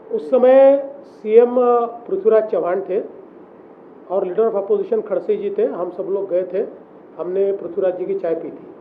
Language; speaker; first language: Hindi; non-native, local second language; Marathi